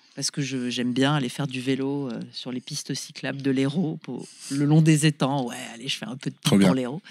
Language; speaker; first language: French; native; French